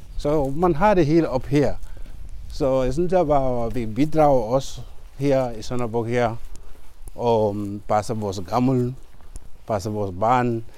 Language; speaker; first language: Danish; non-native, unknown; Mandingo